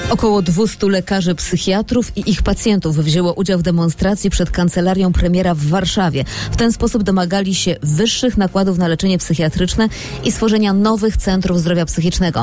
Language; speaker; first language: Polish; native; Polish